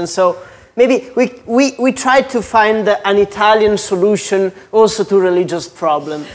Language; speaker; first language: English; non-native, fluent; Italian